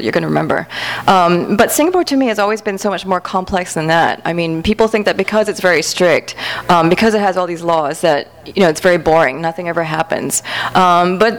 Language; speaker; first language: English; native; English